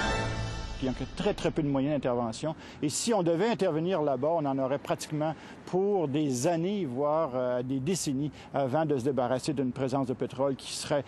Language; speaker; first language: French; native; French